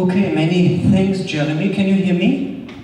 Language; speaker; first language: English; non-native, fluent; French